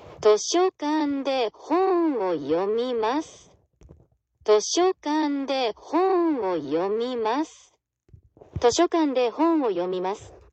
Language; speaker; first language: Japanese; non-native, learner; English